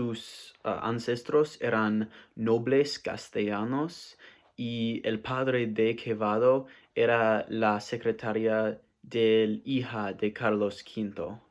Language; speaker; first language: Spanish; non-native, learner; English